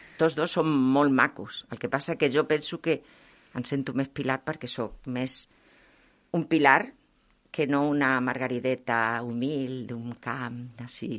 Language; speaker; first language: Catalan; non-native, local second language; Spanish